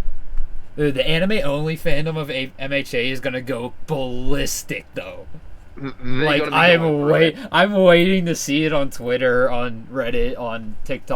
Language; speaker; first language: English; native; English